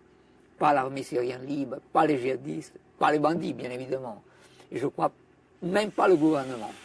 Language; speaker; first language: French; non-native, fluent; Italian